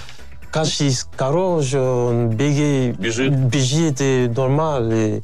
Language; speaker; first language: Russian; non-native, learner; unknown